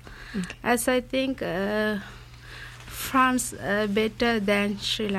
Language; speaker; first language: English; non-native, learner; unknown